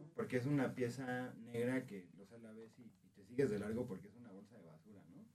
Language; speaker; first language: Spanish; native; Spanish